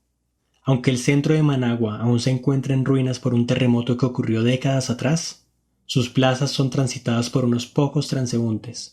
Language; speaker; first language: Spanish; native; Spanish